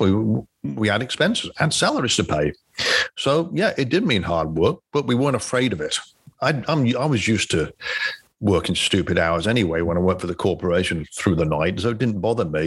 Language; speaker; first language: English; native; English